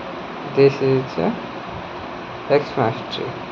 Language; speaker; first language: English; non-native, local second language; Odia